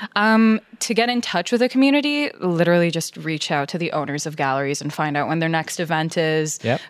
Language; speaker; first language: English; native; English